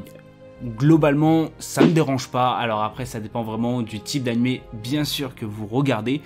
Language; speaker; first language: French; native; French